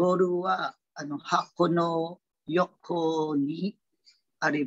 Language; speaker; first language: Japanese; non-native, learner; Filipino